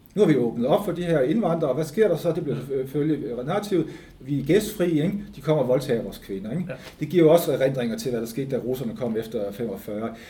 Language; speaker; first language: Danish; native; Danish